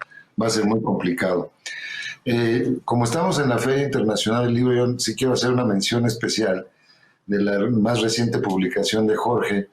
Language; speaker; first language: Spanish; native; Spanish